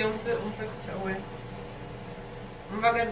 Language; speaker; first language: French; non-native, learner; Russian